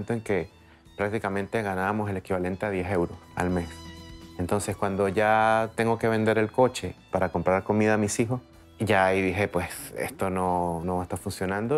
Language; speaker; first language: Spanish; native; Spanish